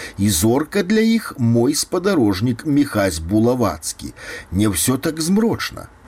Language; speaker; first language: Belarusian; native; Belarusian